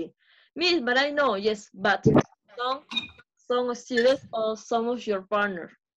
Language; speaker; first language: English; non-native, fluent; Spanish